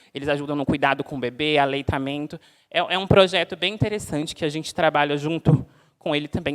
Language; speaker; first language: Portuguese; native; Portuguese